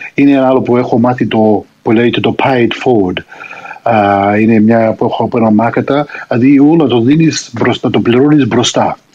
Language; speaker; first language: Greek; early bilingual, heritage; Greek